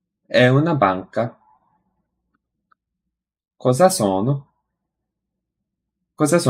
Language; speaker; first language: Italian; non-native, learner; English